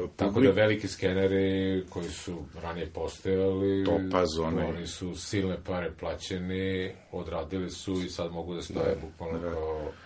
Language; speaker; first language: Serbian; native; Serbian